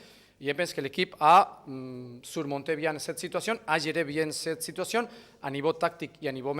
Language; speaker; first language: French; non-native, fluent; Spanish